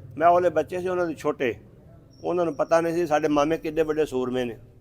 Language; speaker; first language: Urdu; non-native, local second language; Punjabi